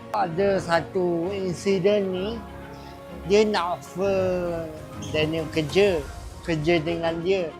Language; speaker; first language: Malay; non-native, local second language; Chinese